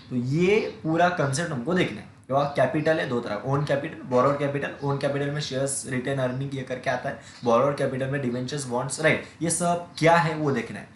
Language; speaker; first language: Hindi; non-native, local second language; Marathi